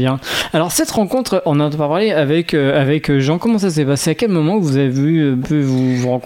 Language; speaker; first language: French; native; French